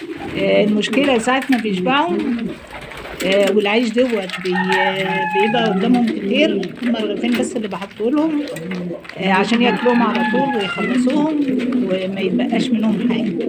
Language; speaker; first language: Arabic; native; Arabic